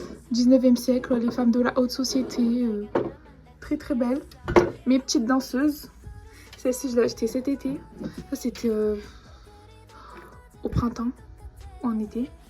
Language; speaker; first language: French; native; French